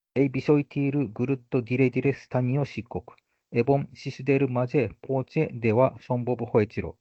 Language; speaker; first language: Bangla; non-native, fluent; Japanese